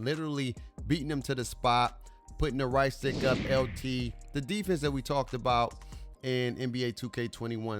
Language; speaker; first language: English; native; English